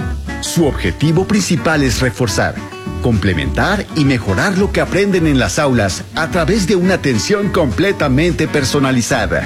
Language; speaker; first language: Spanish; native; Spanish